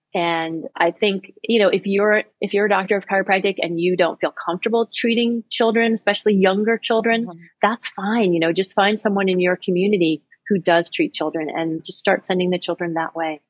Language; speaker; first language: English; native; English